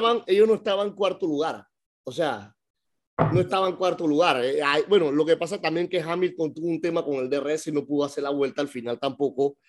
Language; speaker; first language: Spanish; native; Spanish